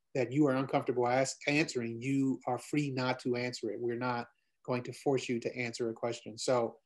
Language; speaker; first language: English; native; English